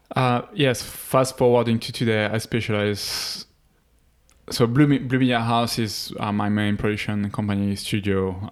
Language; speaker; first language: English; non-native, fluent; French